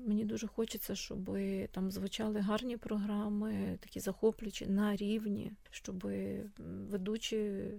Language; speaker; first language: Ukrainian; native; Ukrainian